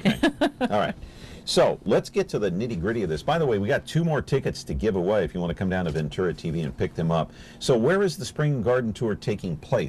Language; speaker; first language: English; native; English